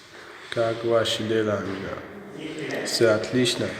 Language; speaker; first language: Russian; non-native, learner; Tajik